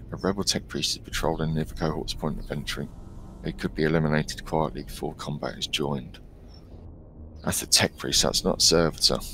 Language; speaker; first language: English; native; English